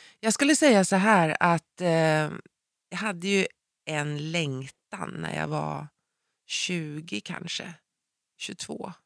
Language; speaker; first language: Swedish; native; Swedish